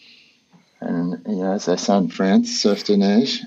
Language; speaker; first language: English; native; English